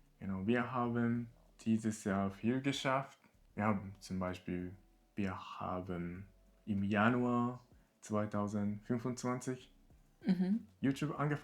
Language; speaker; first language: German; non-native, learner; Japanese